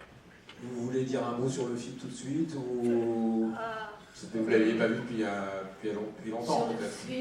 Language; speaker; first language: French; native; French